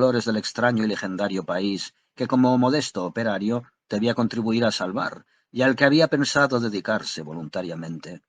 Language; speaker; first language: Spanish; native; Spanish